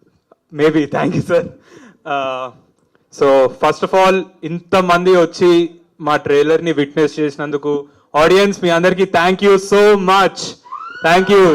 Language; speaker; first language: Telugu; native; Telugu